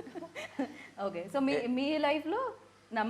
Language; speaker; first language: Telugu; native; Telugu